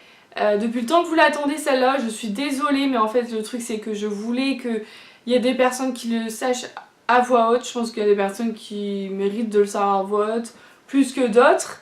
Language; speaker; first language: French; native; French